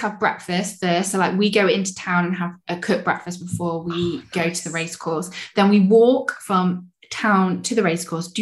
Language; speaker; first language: English; native; English